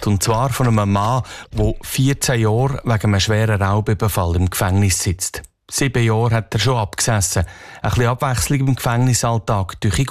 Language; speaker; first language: German; native; German